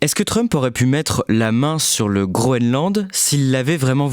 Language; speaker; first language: French; native; French